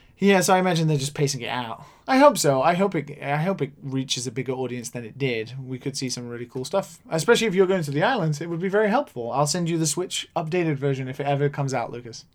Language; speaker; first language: English; native; English